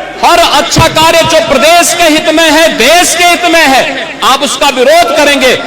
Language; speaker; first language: Hindi; native; Hindi